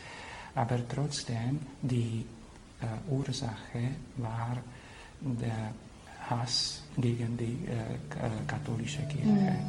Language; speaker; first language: German; non-native, fluent; Slovak